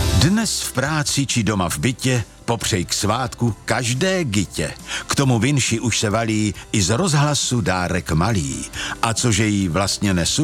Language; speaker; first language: Czech; native; Czech